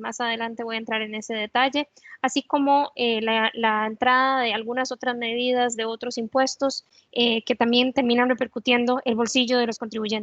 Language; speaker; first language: Spanish; native; Spanish